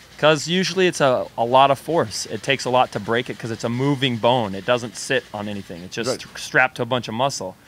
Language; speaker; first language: English; native; English